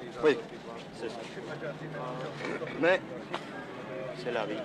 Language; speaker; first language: French; non-native, learner; Czech